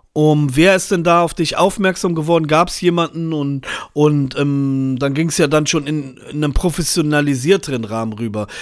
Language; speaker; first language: German; native; German